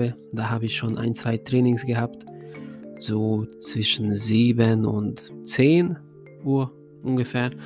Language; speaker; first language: German; non-native, fluent; Hungarian